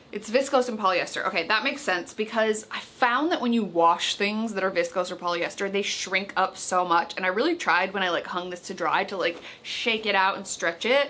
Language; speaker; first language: English; native; English